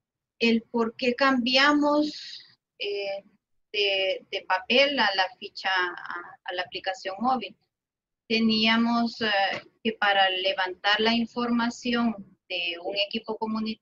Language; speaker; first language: Spanish; native; Spanish